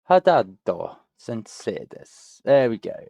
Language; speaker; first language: Japanese; non-native, learner; English